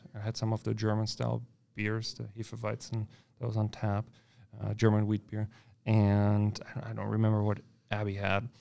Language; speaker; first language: English; non-native, fluent; German